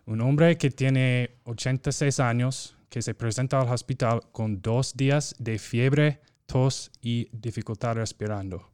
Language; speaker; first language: Spanish; non-native, fluent; English